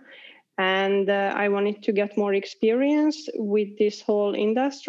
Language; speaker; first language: English; non-native, fluent; Hungarian